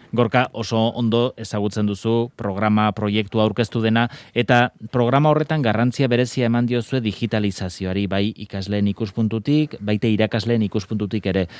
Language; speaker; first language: Basque; native; Basque